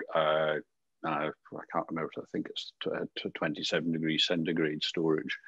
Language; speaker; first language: English; native; English